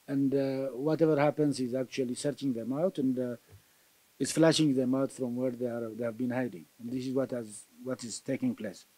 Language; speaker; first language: English; non-native, local second language; Amharic